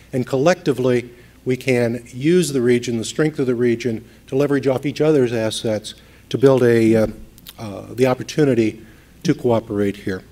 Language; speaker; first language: English; native; English